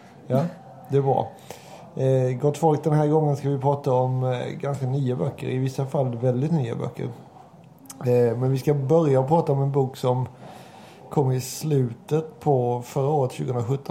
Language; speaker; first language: Swedish; native; Swedish